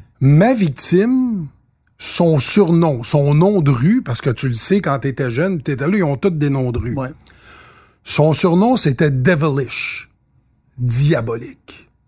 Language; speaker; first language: French; native; French